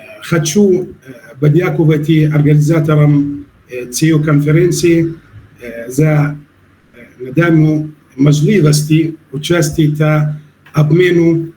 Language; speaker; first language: Ukrainian; non-native, learner; Arabic